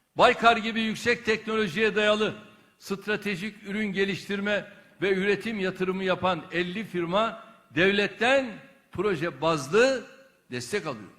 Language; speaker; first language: Turkish; native; Turkish